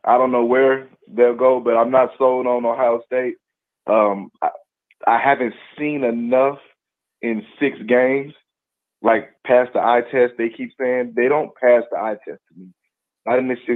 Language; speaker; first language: English; native; English